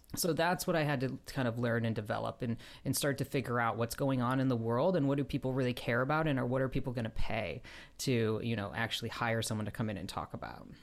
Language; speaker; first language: English; native; English